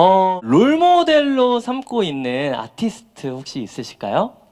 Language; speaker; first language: Korean; native; Korean